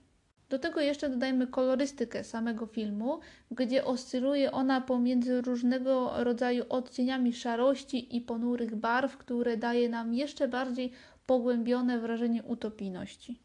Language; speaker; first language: Polish; native; Polish